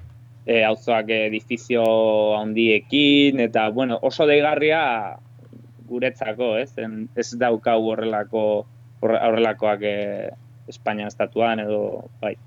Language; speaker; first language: Basque; non-native, local second language; Spanish